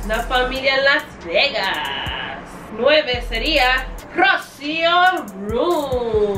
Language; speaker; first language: Spanish; native; Spanish